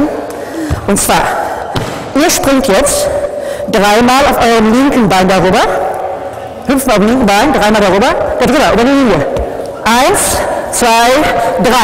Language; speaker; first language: German; native; German